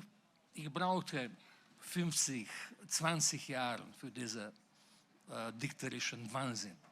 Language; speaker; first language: German; non-native, fluent; Slovenian